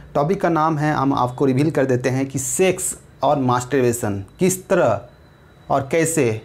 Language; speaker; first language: Hindi; native; Hindi